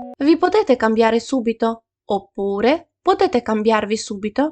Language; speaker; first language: Italian; non-native, fluent; Ukrainian